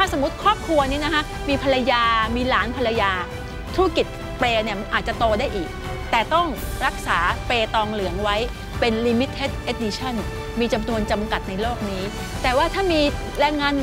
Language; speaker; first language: Thai; native; Thai